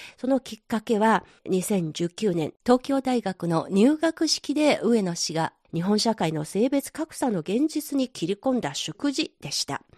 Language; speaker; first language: Japanese; non-native, fluent; Chinese